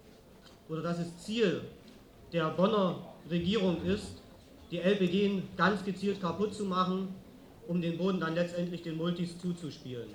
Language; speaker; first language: German; native; German